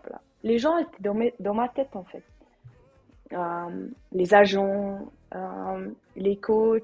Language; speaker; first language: French; non-native, learner; Dutch